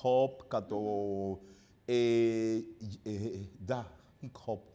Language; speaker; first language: Bulgarian; non-native, learner; Spanish